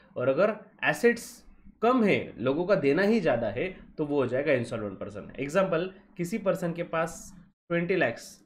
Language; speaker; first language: Hindi; non-native, local second language; Marathi